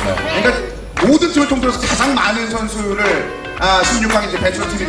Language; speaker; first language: Korean; native; Korean